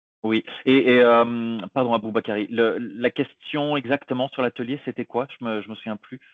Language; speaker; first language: French; native; French